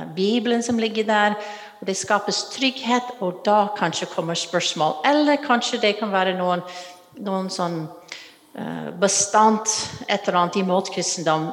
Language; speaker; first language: Norwegian; non-native, fluent; English